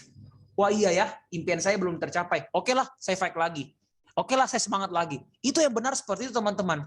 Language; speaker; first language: Indonesian; native; Indonesian